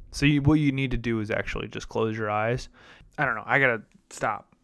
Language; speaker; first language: English; native; English